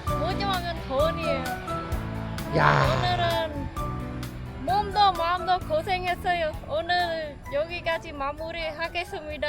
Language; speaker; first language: Korean; non-native, fluent; Khmer